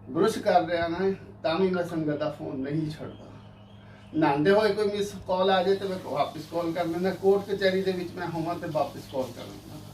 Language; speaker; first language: Hindi; non-native, local second language; Punjabi